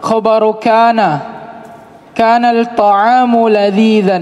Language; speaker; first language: Arabic; non-native, learner; Indonesian